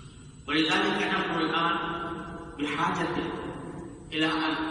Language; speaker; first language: Arabic; non-native, fluent; Urdu